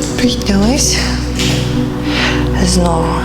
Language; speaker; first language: Ukrainian; native; Ukrainian